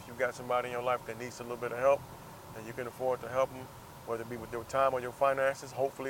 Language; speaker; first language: English; native; English